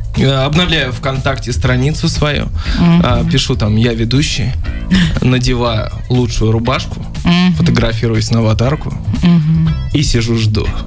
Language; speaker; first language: Russian; native; Russian